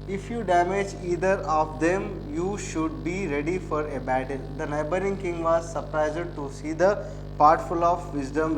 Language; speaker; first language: English; non-native, local second language; Telugu